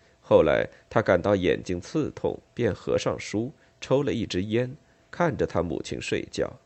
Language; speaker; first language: Chinese; native; Chinese